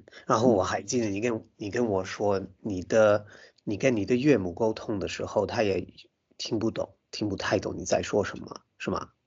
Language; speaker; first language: Chinese; non-native, fluent; English